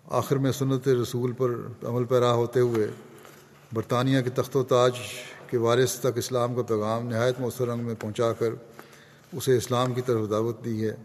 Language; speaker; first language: Urdu; native; Urdu